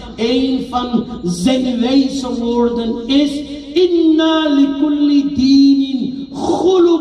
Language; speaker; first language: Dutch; non-native, local second language; Urdu